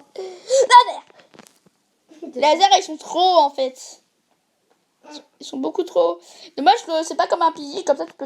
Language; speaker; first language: French; native; French